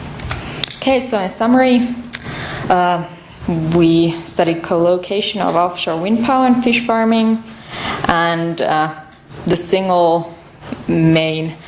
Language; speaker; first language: English; non-native, fluent; Finnish